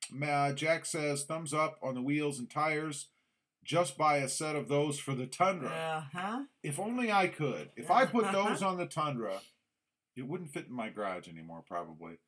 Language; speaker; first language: English; native; English